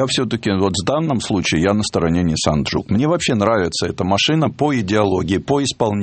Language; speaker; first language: Russian; native; Russian